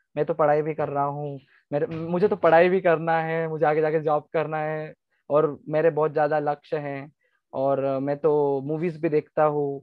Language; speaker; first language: Hindi; non-native, local second language; Gujarati